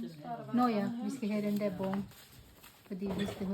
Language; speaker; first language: Danish; non-native, fluent; Filipino